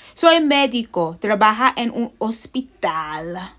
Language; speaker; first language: Spanish; non-native, learner; English